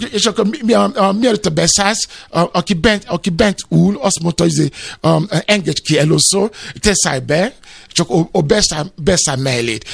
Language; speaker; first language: Hungarian; non-native, learner; Yoruba